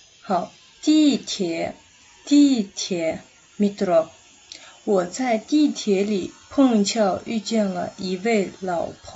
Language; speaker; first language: Chinese; non-native, fluent; Kazakh